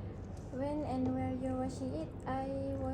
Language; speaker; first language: English; non-native, learner; Malay